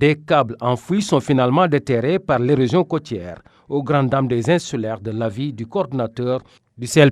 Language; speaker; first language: French; native; French